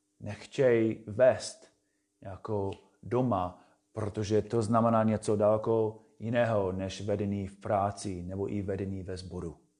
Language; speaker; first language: Czech; non-native, fluent; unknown